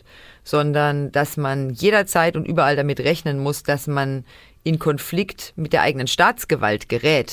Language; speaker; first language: German; native; German